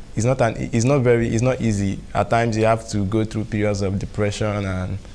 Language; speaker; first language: English; non-native, local second language; Igbo